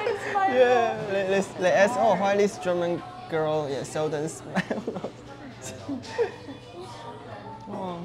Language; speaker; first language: English; non-native, learner; Chinese